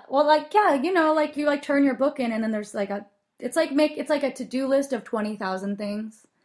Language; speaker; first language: English; native; English